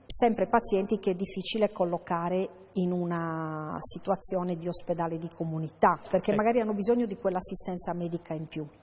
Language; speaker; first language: Italian; native; Italian